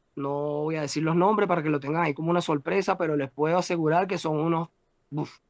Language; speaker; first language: Spanish; native; Spanish